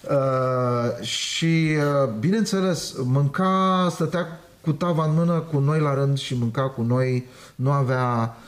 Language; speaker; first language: Romanian; native; Romanian